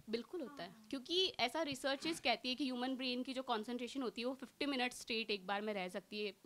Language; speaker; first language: Hindi; native; Hindi